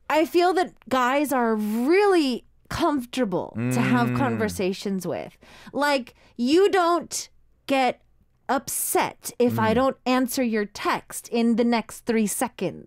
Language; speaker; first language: English; early bilingual, other home language; Korean